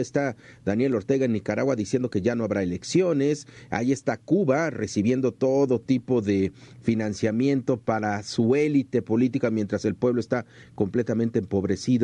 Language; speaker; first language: Spanish; native; Spanish